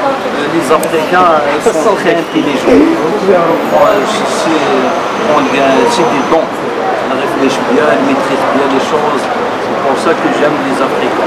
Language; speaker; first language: French; non-native, local second language; Arabic